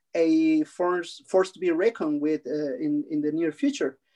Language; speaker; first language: English; non-native, fluent; Spanish